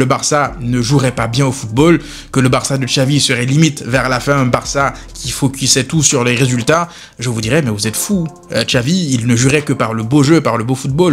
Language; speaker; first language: French; native; French